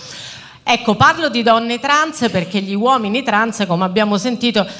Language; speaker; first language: Italian; native; Italian